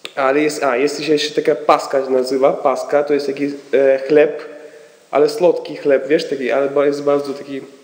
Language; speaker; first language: Polish; non-native, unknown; Russian